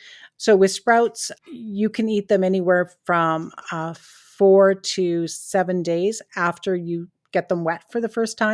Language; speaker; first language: English; native; English